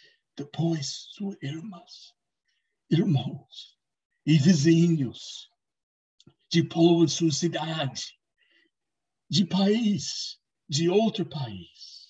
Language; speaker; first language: Portuguese; non-native, learner; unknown